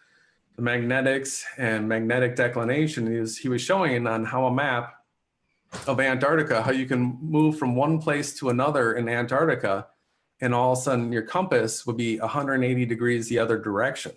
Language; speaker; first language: English; native; English